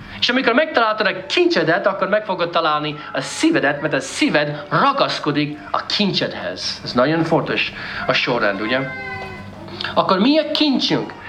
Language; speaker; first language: Hungarian; non-native, fluent; English